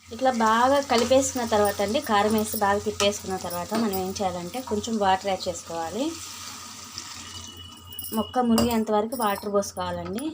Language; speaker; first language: Telugu; native; Telugu